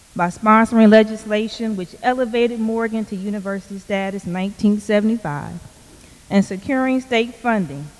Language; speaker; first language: English; native; English